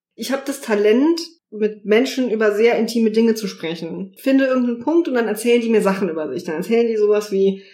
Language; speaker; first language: German; native; German